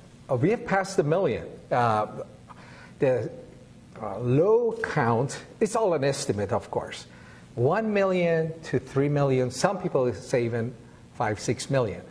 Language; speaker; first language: English; non-native, fluent; Persian